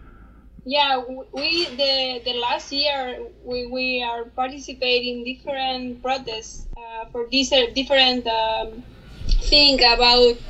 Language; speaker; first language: English; non-native, learner; Spanish